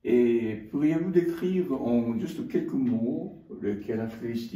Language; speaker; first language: French; non-native, fluent; Japanese